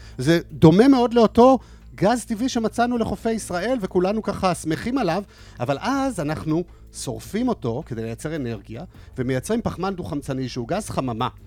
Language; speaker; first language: Hebrew; native; Hebrew